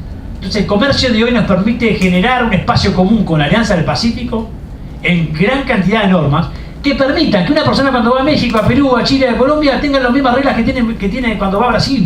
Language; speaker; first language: Spanish; native; Spanish